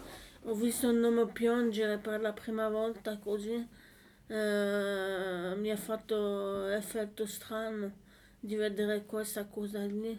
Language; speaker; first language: Italian; non-native, learner; French